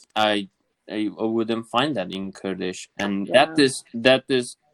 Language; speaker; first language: English; non-native, fluent; Kurdish